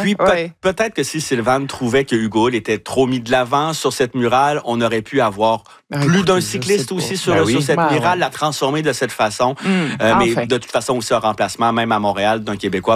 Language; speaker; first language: French; native; French